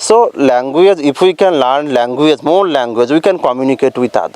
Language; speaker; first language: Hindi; non-native, local second language; Bangla